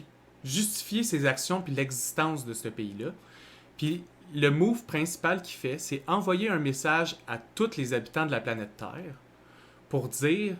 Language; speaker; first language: French; native; French